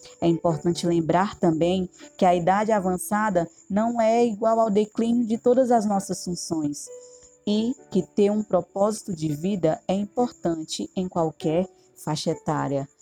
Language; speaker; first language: Portuguese; native; Portuguese